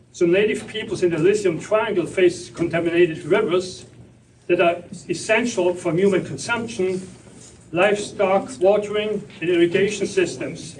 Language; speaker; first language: English; non-native, fluent; German